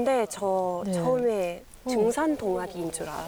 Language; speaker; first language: Korean; non-native, learner; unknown